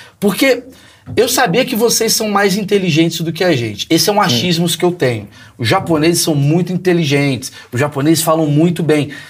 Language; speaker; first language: Portuguese; native; Portuguese